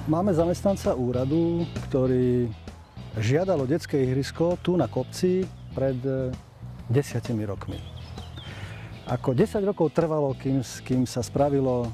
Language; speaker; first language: Slovak; native; Slovak